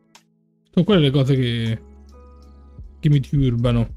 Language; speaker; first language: Italian; native; Italian